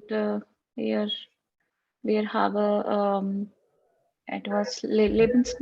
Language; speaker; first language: German; non-native, learner; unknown